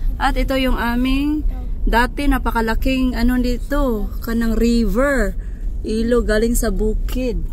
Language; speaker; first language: Filipino; non-native, local second language; Cebuano